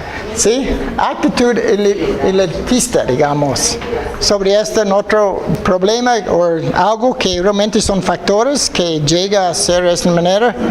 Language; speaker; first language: Spanish; non-native, fluent; English